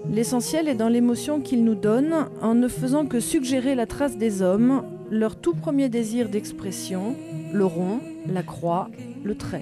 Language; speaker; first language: French; native; French